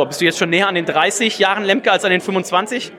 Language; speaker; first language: German; native; German